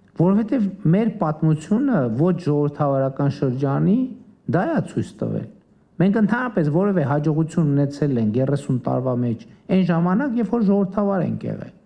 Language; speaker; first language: Armenian; native; Armenian